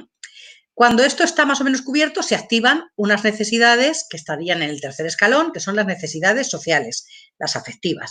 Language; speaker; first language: Spanish; native; Spanish